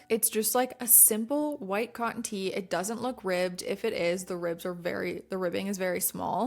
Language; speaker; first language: English; native; English